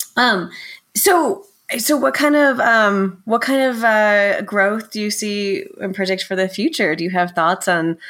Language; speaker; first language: English; native; English